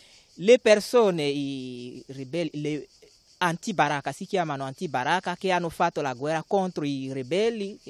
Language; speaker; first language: Italian; non-native, learner; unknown